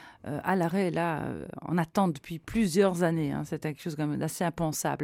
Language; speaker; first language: French; native; French